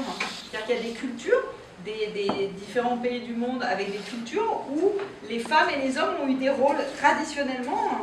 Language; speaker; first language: French; native; French